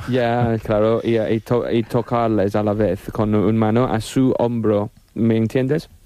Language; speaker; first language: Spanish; non-native, fluent; English